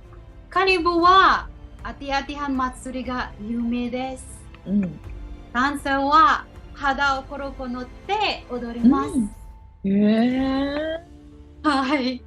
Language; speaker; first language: Japanese; non-native, local second language; Filipino